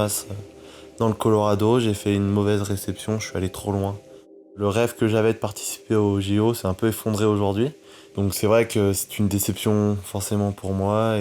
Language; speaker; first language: French; native; French